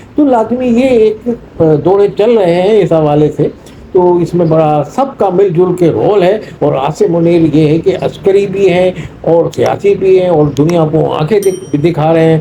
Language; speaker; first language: Urdu; non-native, local second language; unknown